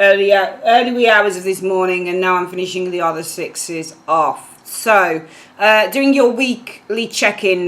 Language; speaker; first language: English; native; English